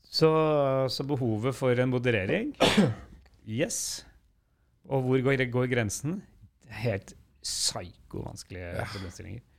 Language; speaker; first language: Norwegian; native; Norwegian